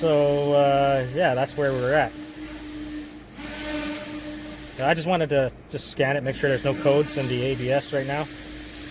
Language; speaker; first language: English; native; English